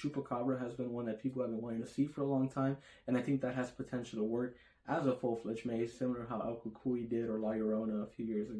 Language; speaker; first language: English; native; English